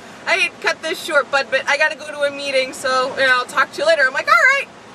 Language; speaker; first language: English; native; English